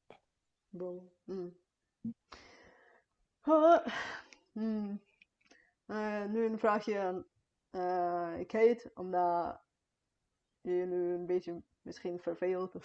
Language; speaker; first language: Dutch; non-native, fluent; Bulgarian